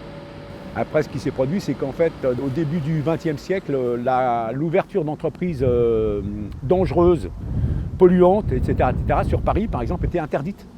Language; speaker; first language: French; native; French